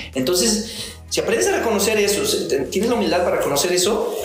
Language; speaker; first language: Spanish; native; Spanish